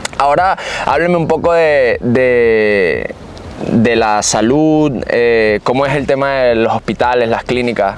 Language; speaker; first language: Spanish; native; Spanish